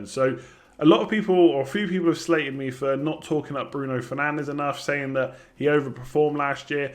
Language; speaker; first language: English; native; English